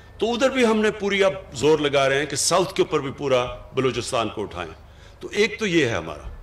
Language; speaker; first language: Urdu; native; Urdu